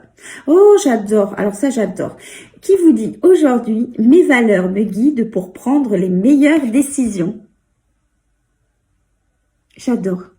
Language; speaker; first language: French; native; French